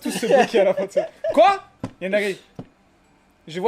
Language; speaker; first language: French; native; French